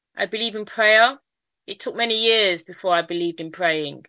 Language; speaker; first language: English; native; English